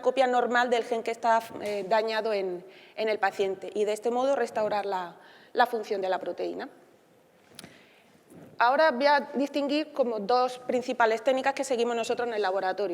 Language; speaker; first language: Spanish; native; Spanish